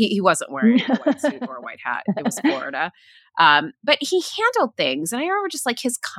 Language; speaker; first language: English; native; English